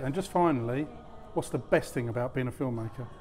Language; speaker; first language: English; native; English